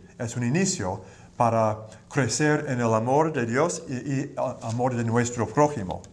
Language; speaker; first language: Spanish; non-native, learner; English